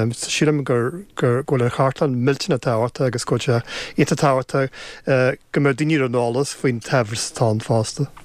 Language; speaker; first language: Irish; native; Irish